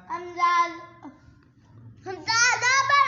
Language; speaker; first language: Arabic; non-native, learner; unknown